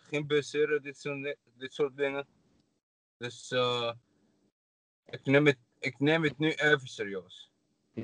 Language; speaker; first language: Dutch; non-native, learner; Arabic